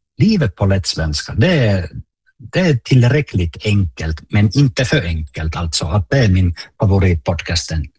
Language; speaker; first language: Swedish; non-native, local second language; Finnish